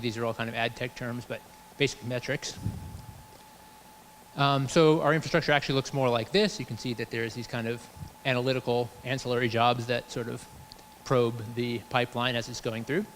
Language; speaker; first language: English; native; English